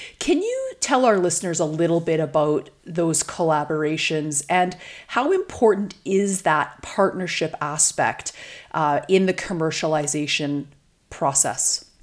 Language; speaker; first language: English; native; English